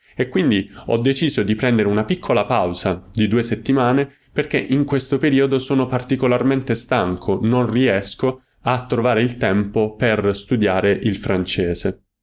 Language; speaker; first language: Italian; native; Italian